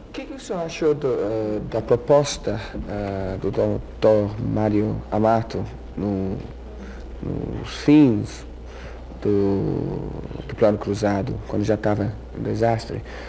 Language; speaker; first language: Portuguese; non-native, fluent; English